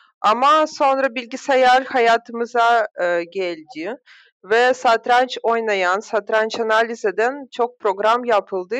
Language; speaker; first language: Turkish; non-native, fluent; Russian